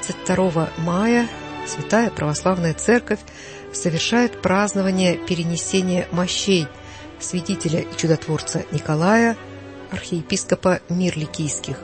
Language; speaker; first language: Russian; native; Russian